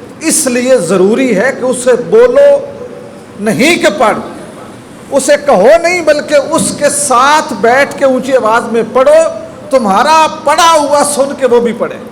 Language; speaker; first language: Urdu; non-native, local second language; Punjabi